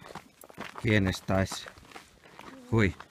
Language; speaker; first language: Spanish; non-native, learner; Finnish